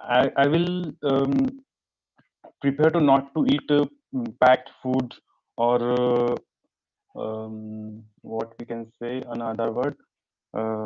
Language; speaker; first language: English; non-native, learner; Marathi